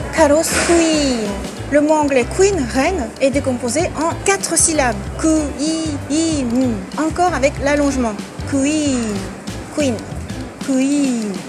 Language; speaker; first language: French; native; French